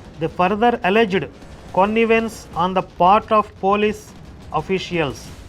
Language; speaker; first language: English; non-native, local second language; Telugu